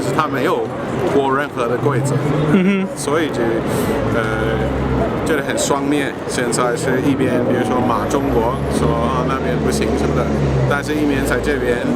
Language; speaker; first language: Chinese; non-native, fluent; English